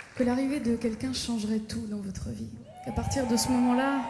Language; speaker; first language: French; native; French